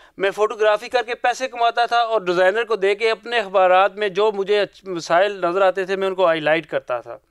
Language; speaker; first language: Urdu; non-native, local second language; Punjabi